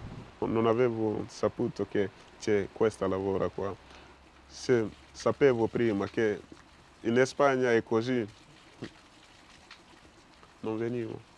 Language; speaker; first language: Italian; non-native, learner; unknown